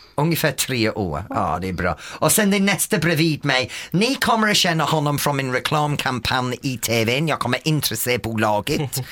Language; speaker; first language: Swedish; non-native, fluent; English